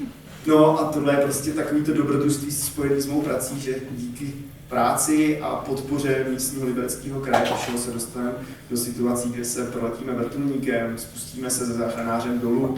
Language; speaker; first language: Czech; native; Czech